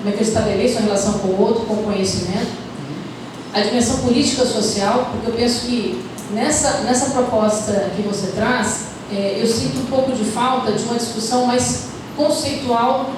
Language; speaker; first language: Portuguese; native; Portuguese